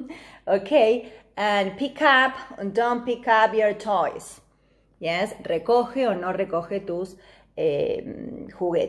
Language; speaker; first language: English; non-native, fluent; Spanish